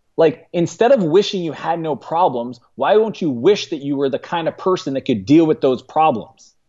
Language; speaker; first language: English; native; English